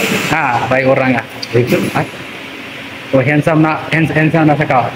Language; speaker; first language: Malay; non-native, learner; Bangla